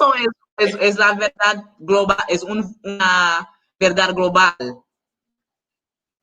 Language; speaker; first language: Spanish; non-native, learner; English